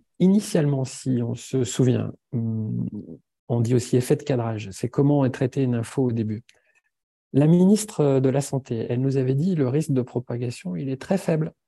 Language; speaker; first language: French; native; French